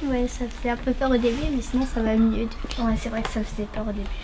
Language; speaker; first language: French; native; French